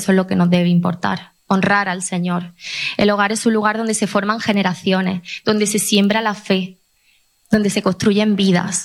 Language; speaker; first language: Spanish; native; Spanish